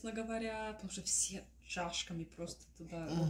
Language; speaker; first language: Russian; early bilingual, heritage; Russian